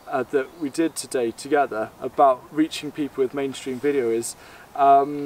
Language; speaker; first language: English; native; English